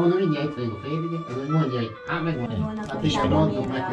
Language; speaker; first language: Hungarian; native; Hungarian